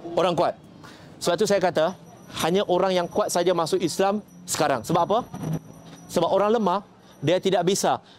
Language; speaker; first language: Malay; non-native, local second language; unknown